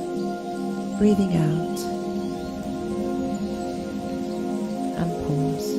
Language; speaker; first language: English; native; English